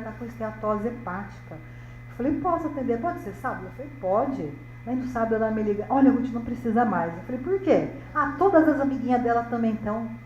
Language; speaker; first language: Portuguese; native; Portuguese